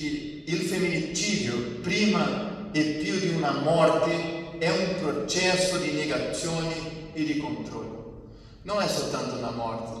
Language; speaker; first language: Italian; non-native, fluent; Portuguese